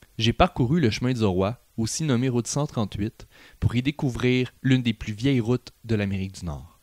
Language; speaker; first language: French; native; French